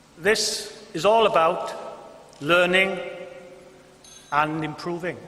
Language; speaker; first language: English; non-native, local second language; Welsh